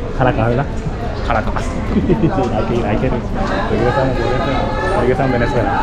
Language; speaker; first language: Spanish; non-native, learner; Japanese